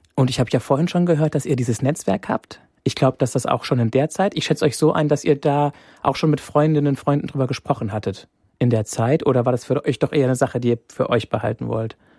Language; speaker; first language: German; native; German